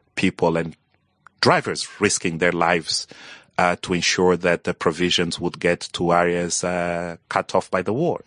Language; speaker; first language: English; non-native, fluent; Portuguese